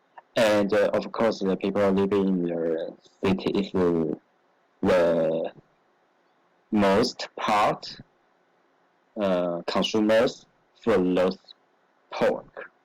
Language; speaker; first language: English; non-native, learner; Chinese